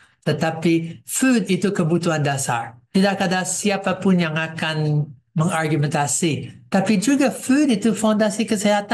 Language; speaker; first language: Indonesian; non-native, fluent; English